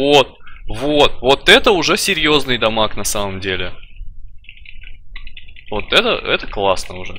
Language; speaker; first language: Russian; native; Russian